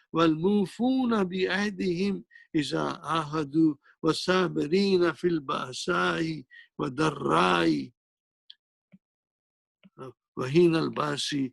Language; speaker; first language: Arabic; non-native, fluent; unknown